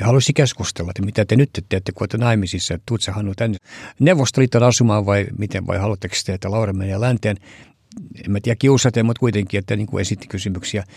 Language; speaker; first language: Finnish; early bilingual, heritage; Finnish